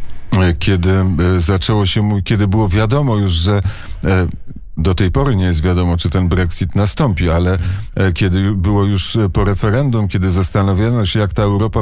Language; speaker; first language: Polish; native; Polish